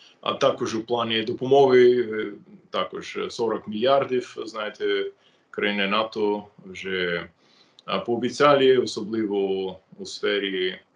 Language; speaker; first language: Ukrainian; non-native, fluent; English